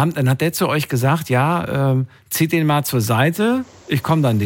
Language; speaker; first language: German; native; German